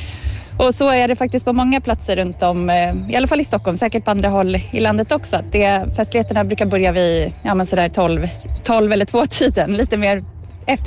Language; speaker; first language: Swedish; native; Swedish